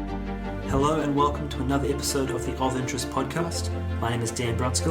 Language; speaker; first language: English; native; English